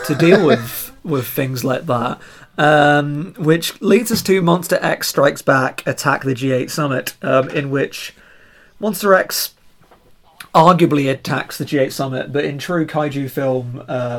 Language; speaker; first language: English; native; English